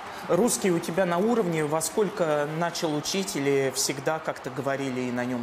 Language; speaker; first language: Russian; native; Russian